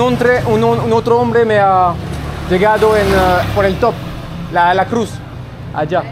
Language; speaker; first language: Spanish; non-native, learner; French